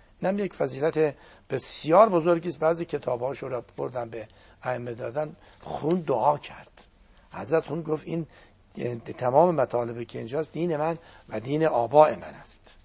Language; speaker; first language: Persian; non-native, local second language; Azerbaijani